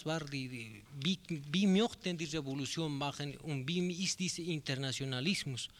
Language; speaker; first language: German; non-native, learner; Spanish